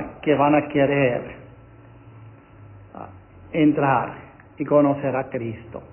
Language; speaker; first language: Spanish; non-native, fluent; English